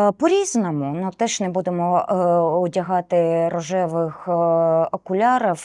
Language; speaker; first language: Ukrainian; non-native, local second language; Russian